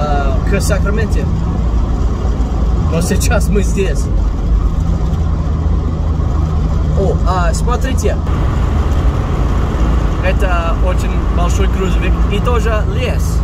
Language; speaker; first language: Russian; non-native, learner; English